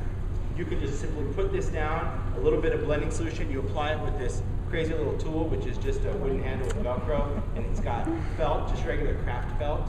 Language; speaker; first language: English; native; English